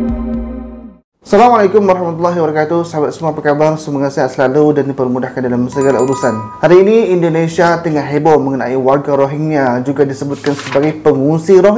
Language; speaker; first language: Malay; native; Malay